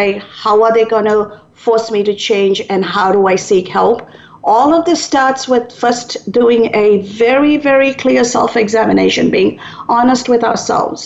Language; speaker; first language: English; non-native, local second language; Tamil